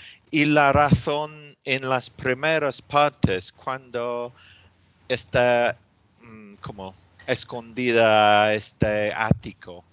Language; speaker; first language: Spanish; non-native, learner; English